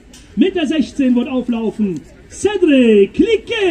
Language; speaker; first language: German; native; German